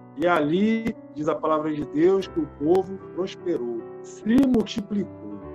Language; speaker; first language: Portuguese; native; Portuguese